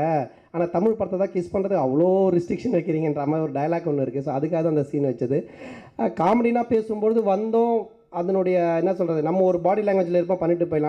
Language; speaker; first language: Tamil; native; Tamil